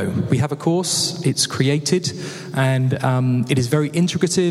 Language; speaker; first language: English; native; English